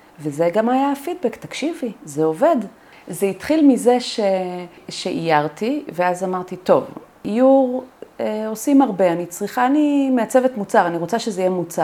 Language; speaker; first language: Hebrew; native; Hebrew